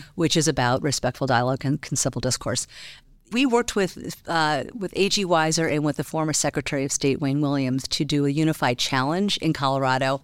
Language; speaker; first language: English; native; English